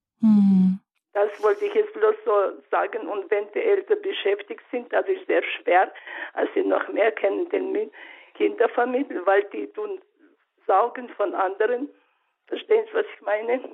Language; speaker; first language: German; non-native, learner; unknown